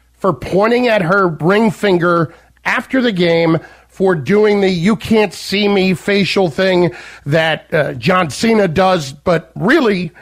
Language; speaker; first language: English; native; English